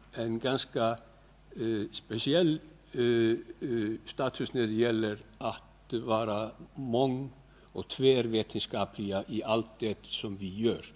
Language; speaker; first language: Swedish; non-native, fluent; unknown